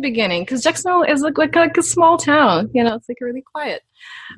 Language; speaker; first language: English; non-native, fluent; Ukrainian